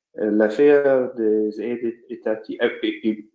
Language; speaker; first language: French; non-native, fluent; English